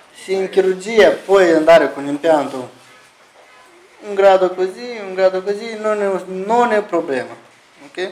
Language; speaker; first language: Italian; non-native, fluent; Romanian